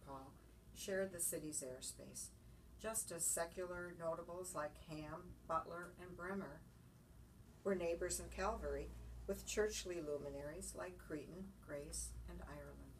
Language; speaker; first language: English; native; English